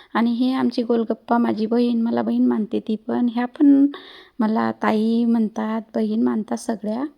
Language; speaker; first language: Marathi; non-native, local second language; Hindi